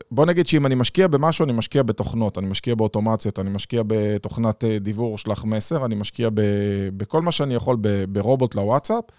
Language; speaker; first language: Hebrew; native; Hebrew